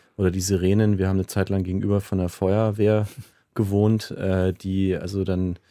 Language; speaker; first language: German; native; German